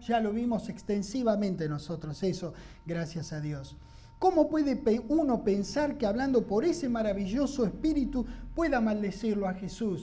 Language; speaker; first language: Spanish; native; Spanish